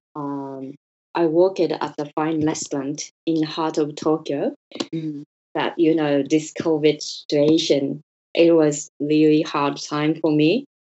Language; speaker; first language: English; non-native, learner; Japanese